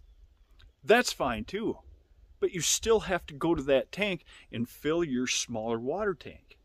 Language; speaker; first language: English; native; English